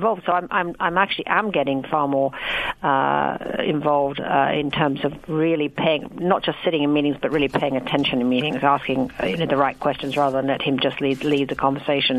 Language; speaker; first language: English; native; English